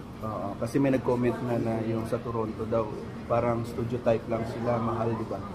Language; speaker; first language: Filipino; native; Filipino